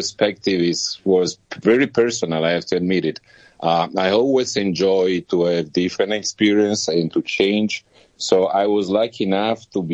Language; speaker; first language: English; non-native, fluent; Italian